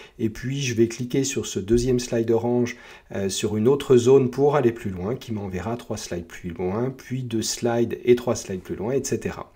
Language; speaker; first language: French; native; French